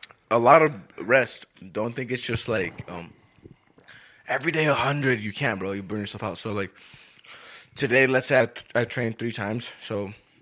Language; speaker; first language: English; early bilingual, other home language; Spanish